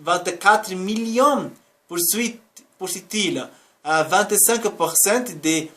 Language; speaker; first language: French; non-native, learner; Spanish